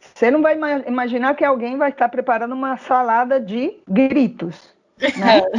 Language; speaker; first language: Portuguese; non-native, fluent; Spanish